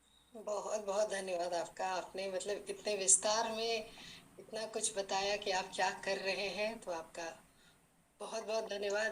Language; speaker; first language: Hindi; native; Hindi